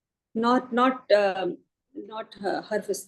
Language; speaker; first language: Arabic; non-native, learner; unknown